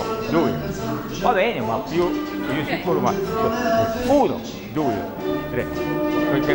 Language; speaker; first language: Italian; non-native, learner; Russian